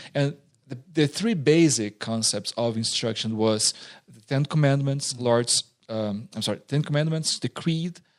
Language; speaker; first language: English; non-native, fluent; Portuguese